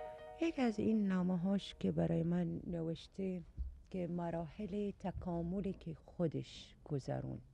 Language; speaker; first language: Persian; non-native, learner; Arabic